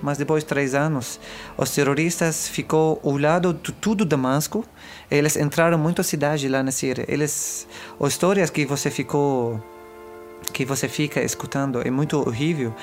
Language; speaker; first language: Portuguese; non-native, learner; Arabic